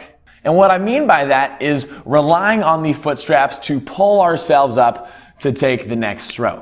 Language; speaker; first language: English; native; English